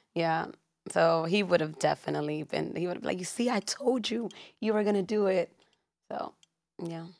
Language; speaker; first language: English; early bilingual, other home language; Spanish